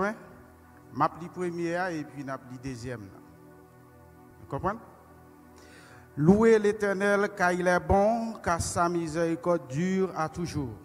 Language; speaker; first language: French; non-native, local second language; Haitian Creole